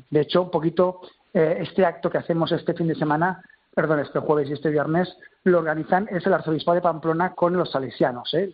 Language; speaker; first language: Spanish; native; Spanish